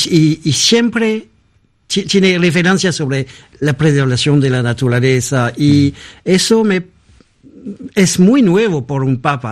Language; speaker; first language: Spanish; non-native, fluent; French